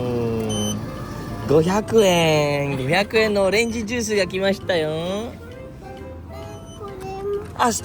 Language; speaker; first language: Japanese; non-native, fluent; Filipino